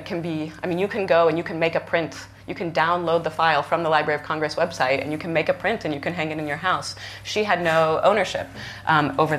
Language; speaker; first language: English; native; English